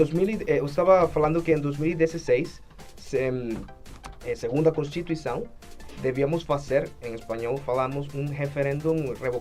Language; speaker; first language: Portuguese; non-native, fluent; Spanish